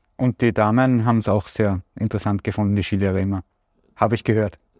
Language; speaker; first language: German; native; German